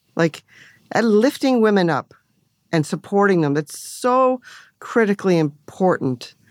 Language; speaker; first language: English; native; English